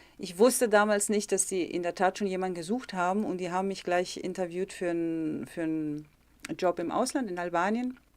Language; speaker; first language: German; early bilingual, heritage; German